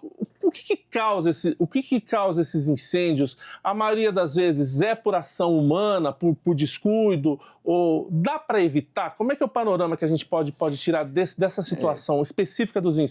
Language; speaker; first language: Portuguese; native; Portuguese